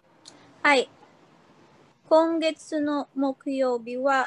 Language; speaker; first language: Japanese; non-native, learner; Filipino